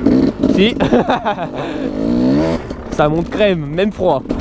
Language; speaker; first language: French; native; French